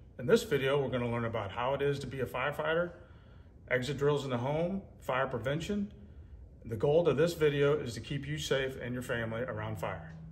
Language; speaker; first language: English; native; English